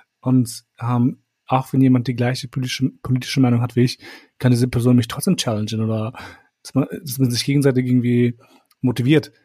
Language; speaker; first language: German; early bilingual, other home language; Albanian